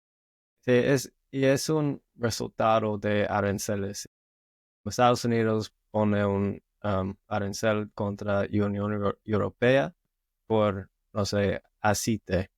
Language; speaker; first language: Spanish; non-native, learner; English